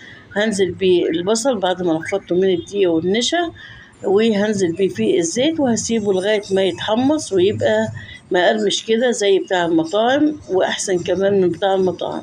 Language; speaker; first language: Arabic; native; Arabic